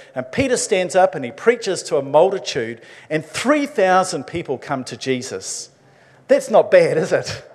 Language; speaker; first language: English; native; English